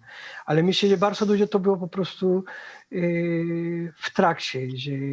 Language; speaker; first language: Polish; non-native, fluent; Spanish